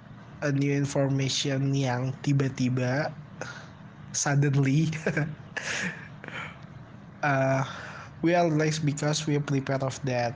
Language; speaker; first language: English; non-native, learner; Indonesian